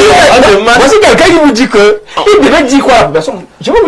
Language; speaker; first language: French; native; French